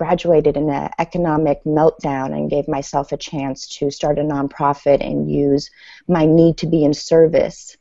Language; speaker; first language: English; early bilingual, other home language; Persian